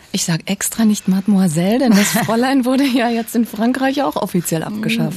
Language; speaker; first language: German; native; German